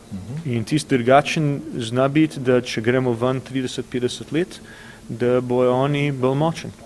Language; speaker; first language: Slovenian; early bilingual, heritage; English